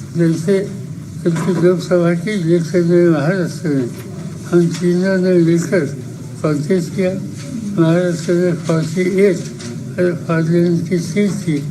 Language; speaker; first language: Hindi; non-native, local second language; Marathi